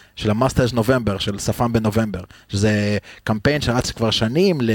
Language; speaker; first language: Hebrew; early bilingual, other home language; Spanish